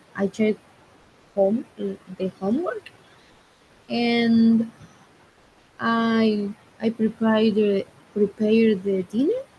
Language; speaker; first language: English; non-native, learner; Spanish